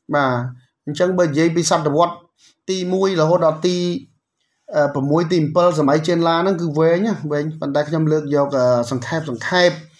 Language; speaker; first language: Khmer; native; Khmer